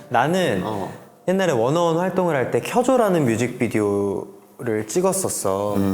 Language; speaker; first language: Korean; native; Korean